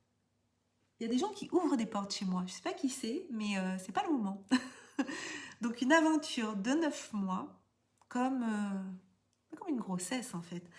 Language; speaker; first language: French; native; French